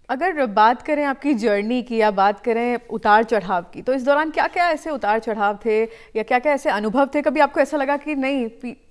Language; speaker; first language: Hindi; native; Hindi